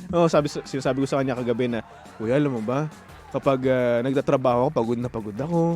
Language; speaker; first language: Filipino; native; Filipino